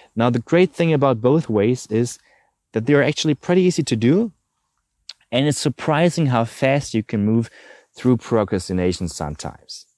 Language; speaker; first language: English; non-native, fluent; German